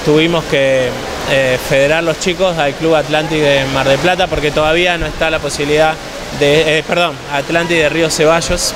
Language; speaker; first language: Spanish; native; Spanish